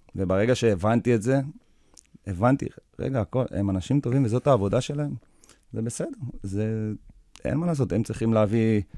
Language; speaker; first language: Hebrew; early bilingual, other home language; English